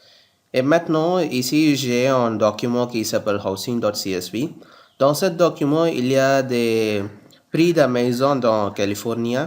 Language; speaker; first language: French; non-native, learner; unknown